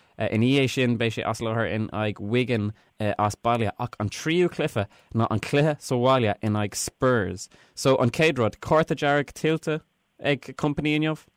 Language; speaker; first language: Irish; non-native, local second language; English